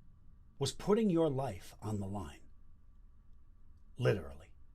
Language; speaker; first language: English; native; English